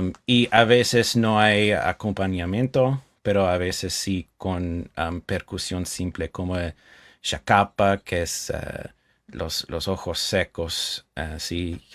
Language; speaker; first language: Spanish; non-native, fluent; English